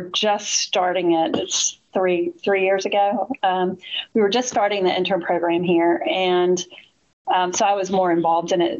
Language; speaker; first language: English; native; English